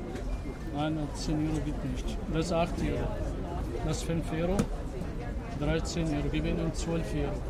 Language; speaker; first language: German; non-native, learner; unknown